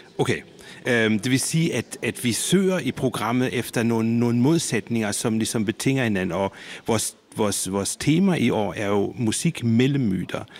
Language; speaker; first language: Danish; native; Danish